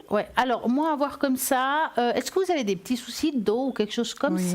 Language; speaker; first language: French; native; French